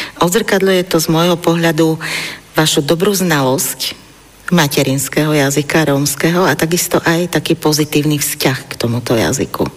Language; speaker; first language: Slovak; native; Slovak